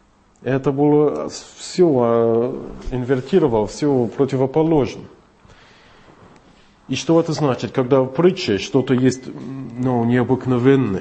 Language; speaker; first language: Russian; non-native, fluent; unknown